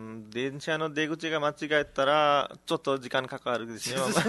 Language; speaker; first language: Japanese; non-native, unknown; Nepali